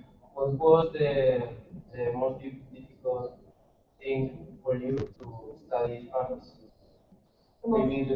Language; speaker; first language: English; non-native, learner; Spanish